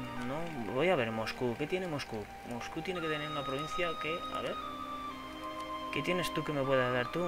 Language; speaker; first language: Spanish; native; Spanish